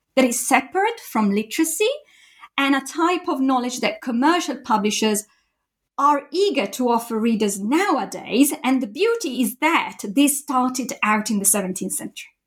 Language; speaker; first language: English; non-native, fluent; Italian